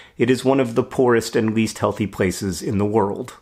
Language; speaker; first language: English; native; English